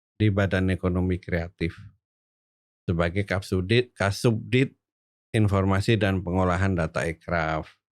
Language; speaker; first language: Indonesian; non-native, local second language; Javanese